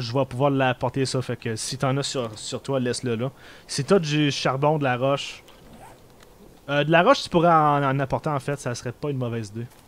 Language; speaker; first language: French; early bilingual, heritage; French